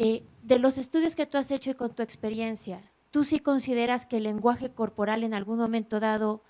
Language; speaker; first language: Spanish; native; Spanish